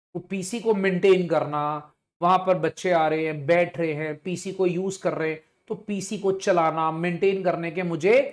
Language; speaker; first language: Hindi; non-native, local second language; Punjabi